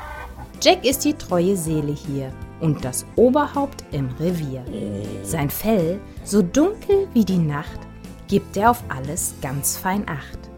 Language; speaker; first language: German; native; German